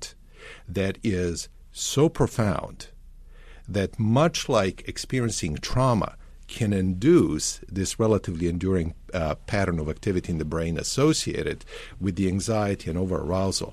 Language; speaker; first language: English; non-native, fluent; Serbian